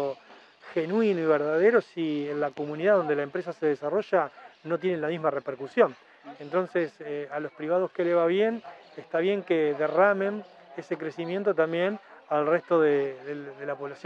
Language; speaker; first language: Spanish; native; Spanish